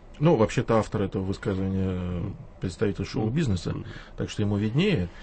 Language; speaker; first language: Russian; native; Russian